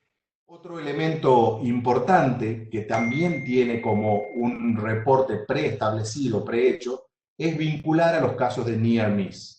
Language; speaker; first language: Spanish; native; Spanish